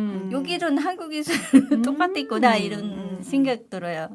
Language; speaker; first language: Korean; non-native, learner; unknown